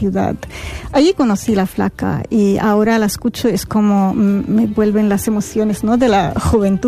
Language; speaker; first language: Spanish; non-native, fluent; Arabic